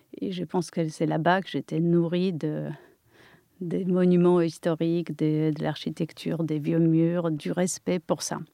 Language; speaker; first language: French; non-native, fluent; Polish